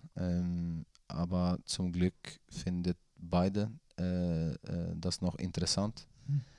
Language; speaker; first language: German; non-native, fluent; Swedish